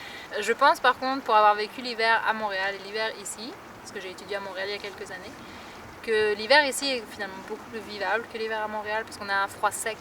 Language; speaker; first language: French; native; French